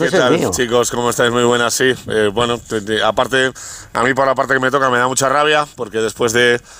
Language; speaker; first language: Spanish; native; Spanish